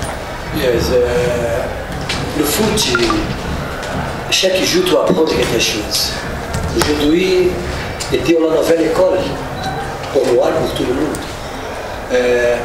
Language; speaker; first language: French; non-native, fluent; Portuguese